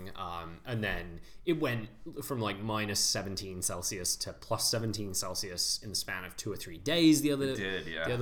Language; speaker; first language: English; native; English